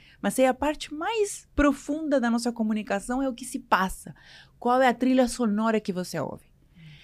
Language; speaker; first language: Portuguese; non-native, fluent; Spanish